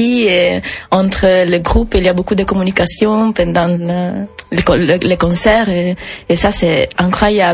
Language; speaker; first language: French; non-native, learner; Italian